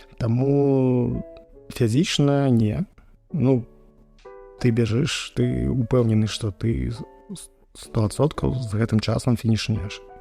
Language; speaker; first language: Belarusian; non-native, local second language; Russian